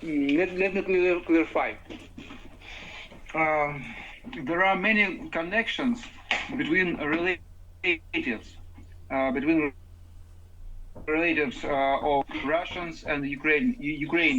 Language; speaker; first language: English; non-native, learner; Ukrainian